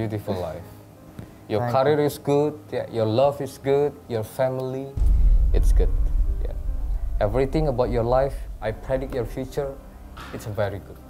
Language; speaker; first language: English; non-native, learner; Indonesian